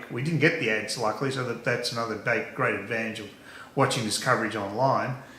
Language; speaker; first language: English; native; English